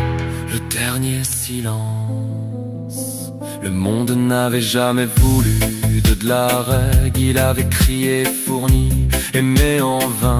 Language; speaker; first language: French; native; French